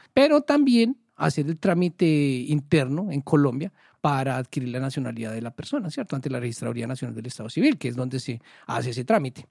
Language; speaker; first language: Spanish; native; Spanish